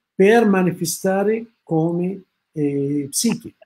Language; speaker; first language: Italian; non-native, fluent; Arabic